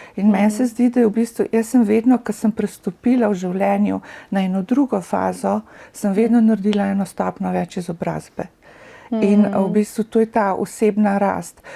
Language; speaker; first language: Slovenian; native; Slovenian